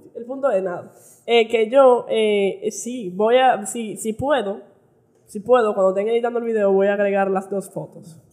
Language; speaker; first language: Spanish; early bilingual, heritage; Spanish